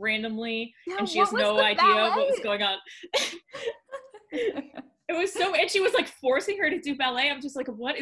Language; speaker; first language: English; native; English